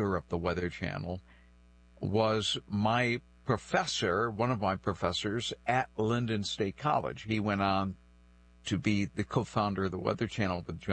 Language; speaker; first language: English; non-native, local second language; French